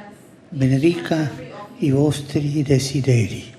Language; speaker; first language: Italian; early bilingual, heritage; Spanish